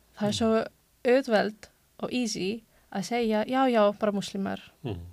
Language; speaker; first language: Icelandic; non-native, learner; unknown